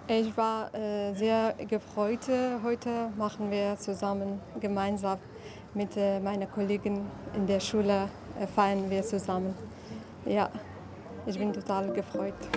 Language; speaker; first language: German; non-native, learner; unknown